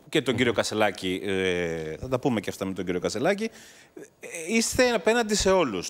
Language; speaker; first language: Greek; native; Greek